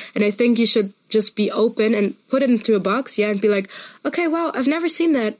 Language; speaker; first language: English; non-native, fluent; German